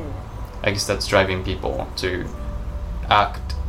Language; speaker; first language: English; non-native, fluent; Japanese